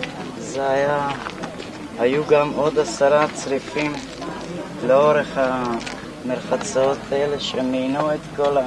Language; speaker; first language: Hebrew; non-native, fluent; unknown